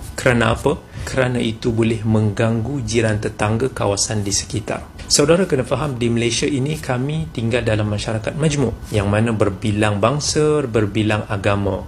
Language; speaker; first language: Malay; native; Malay